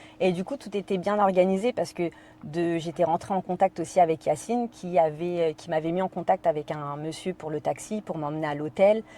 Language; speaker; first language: French; native; French